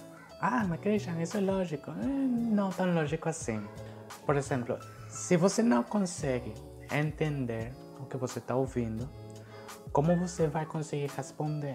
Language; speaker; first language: Portuguese; non-native, fluent; Spanish